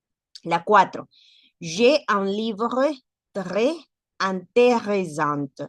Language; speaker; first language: French; non-native, learner; Spanish